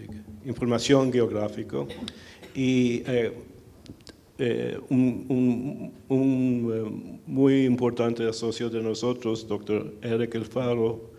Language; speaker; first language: Spanish; early bilingual, heritage; Spanish